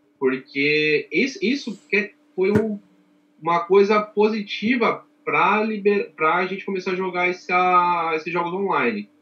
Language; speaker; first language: Portuguese; native; Portuguese